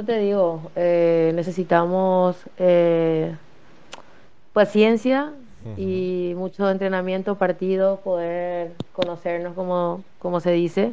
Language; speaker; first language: Spanish; native; Spanish